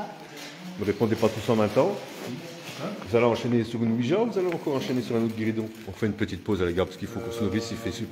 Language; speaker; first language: French; native; French